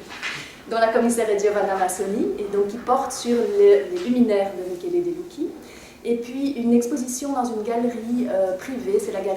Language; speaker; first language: French; native; French